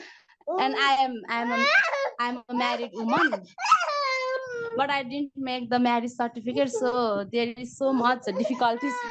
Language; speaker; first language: English; non-native, learner; Nepali